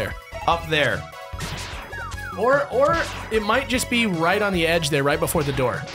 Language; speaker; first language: English; native; English